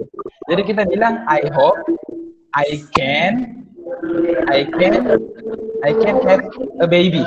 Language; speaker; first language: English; non-native, fluent; Indonesian